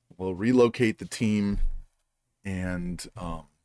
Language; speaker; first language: English; native; English